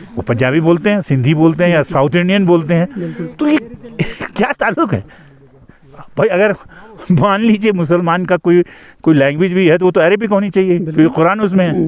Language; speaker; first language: Urdu; native; Urdu